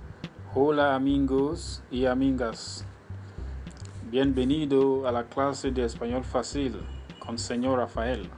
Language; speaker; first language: Spanish; non-native, learner; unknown